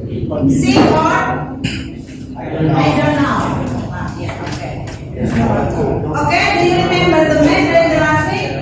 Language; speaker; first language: English; non-native, learner; Indonesian